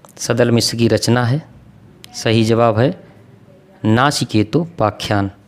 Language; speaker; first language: Hindi; native; Hindi